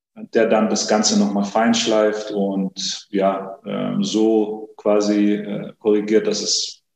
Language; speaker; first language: German; early bilingual, other home language; Greek